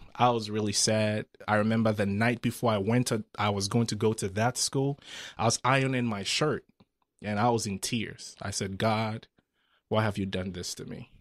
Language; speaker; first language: English; non-native, local second language; Akan